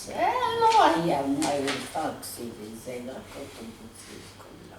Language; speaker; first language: Hebrew; non-native, learner; Arabic